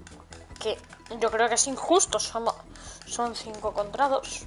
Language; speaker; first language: Spanish; native; Spanish